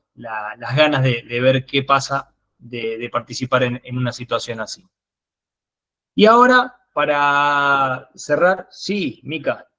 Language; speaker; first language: Spanish; native; Spanish